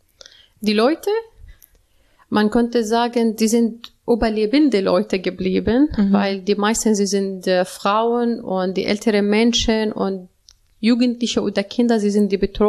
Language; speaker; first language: German; non-native, learner; Arabic